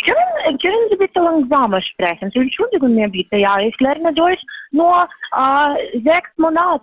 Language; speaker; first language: German; non-native, learner; Estonian